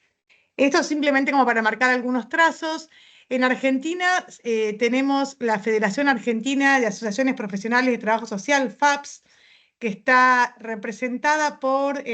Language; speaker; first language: Spanish; native; Spanish